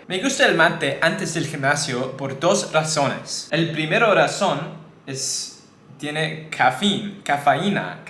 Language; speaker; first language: Spanish; non-native, learner; English